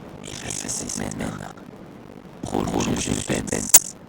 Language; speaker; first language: French; native; French